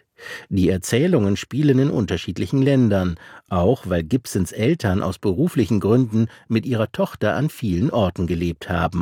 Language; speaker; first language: German; native; German